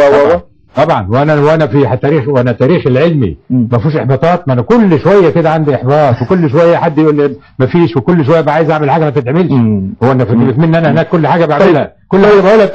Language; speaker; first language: Arabic; native; Arabic